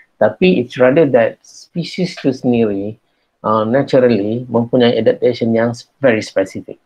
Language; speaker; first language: English; non-native, local second language; Malay